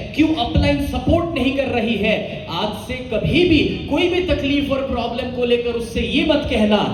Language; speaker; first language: Hindi; non-native, local second language; Gujarati